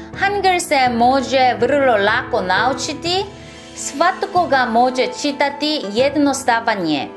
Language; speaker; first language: Serbian; non-native, learner; Korean